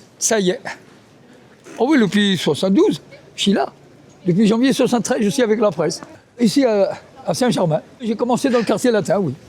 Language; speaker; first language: French; non-native, fluent; Punjabi